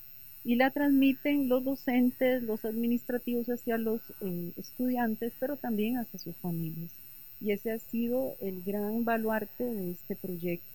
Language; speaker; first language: Spanish; native; Spanish